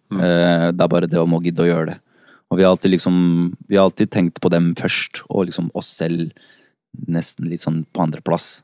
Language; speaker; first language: Norwegian; early bilingual, other home language; Spanish